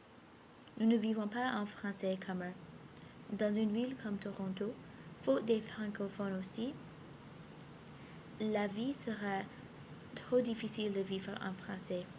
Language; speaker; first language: French; non-native, learner; English